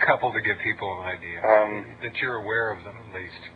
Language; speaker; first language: English; native; English